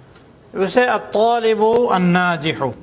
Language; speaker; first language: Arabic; non-native, fluent; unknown